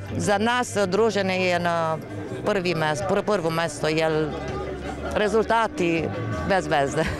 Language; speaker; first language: Serbian; early bilingual, heritage; Serbian